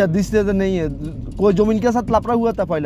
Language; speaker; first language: Hindi; non-native, learner; Bangla